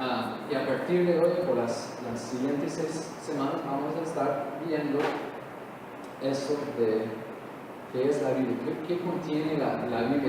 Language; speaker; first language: Spanish; non-native, fluent; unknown